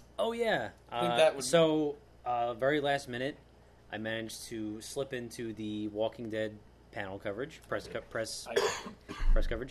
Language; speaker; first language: English; native; English